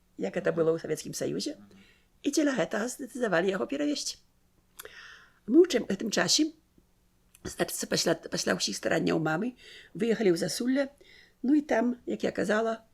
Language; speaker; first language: Belarusian; native; Belarusian